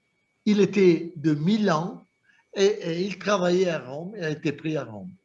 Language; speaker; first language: French; non-native, fluent; Italian